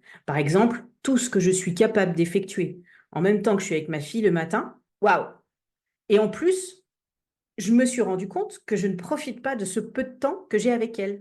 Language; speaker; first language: French; native; French